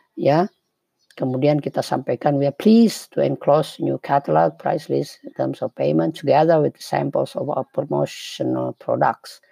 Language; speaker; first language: English; non-native, fluent; Indonesian